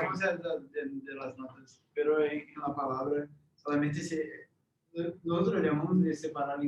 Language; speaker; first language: Spanish; non-native, learner; Portuguese